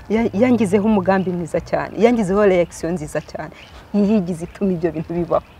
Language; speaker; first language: Kinyarwanda; early bilingual, other home language; Rundi